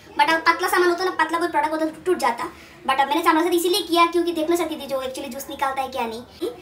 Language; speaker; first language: Hindi; non-native, local second language; Bangla